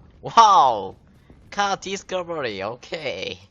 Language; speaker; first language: English; non-native, learner; Korean